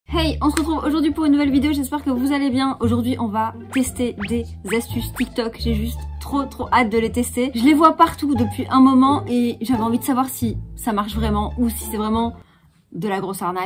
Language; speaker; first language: French; native; French